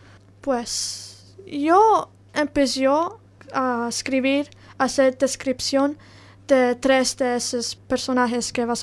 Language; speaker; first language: Spanish; non-native, learner; Italian